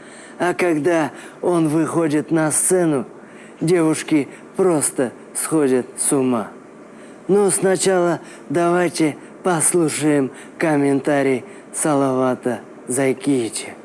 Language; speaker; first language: Russian; non-native, local second language; Tatar